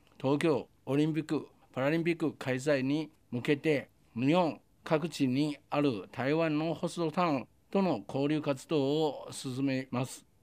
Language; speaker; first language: Japanese; non-native, fluent; Chinese